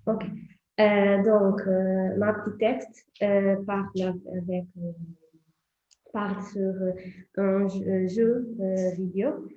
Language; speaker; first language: French; non-native, learner; Portuguese